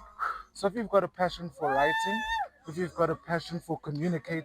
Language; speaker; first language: English; non-native, local second language; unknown